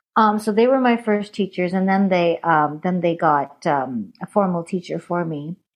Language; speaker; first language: English; non-native, fluent; Hindi